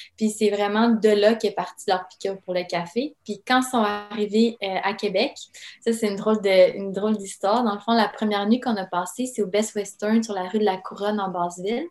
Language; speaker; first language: French; early bilingual, other home language; Serbian